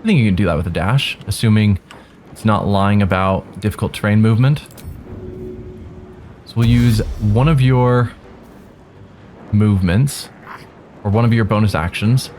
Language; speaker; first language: English; native; English